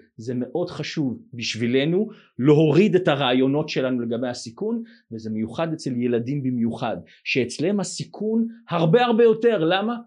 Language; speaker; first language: Hebrew; non-native, fluent; English